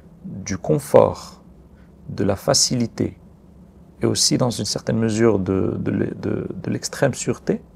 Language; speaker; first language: French; non-native, local second language; Arabic